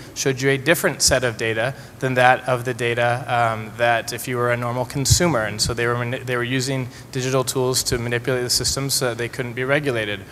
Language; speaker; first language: English; native; English